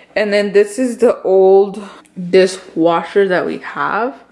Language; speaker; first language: English; early bilingual, other home language; Spanish